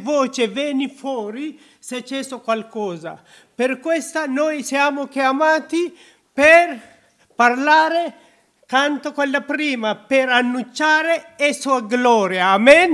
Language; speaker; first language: Italian; non-native, learner; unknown